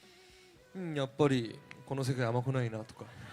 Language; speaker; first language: Japanese; non-native, fluent; Korean